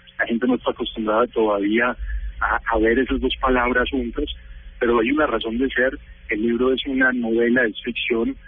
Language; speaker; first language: Spanish; native; Spanish